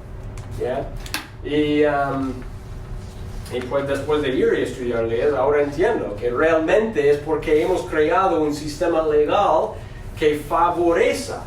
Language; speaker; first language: Spanish; non-native, fluent; English